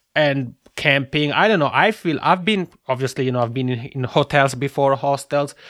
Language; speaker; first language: English; non-native, fluent; Italian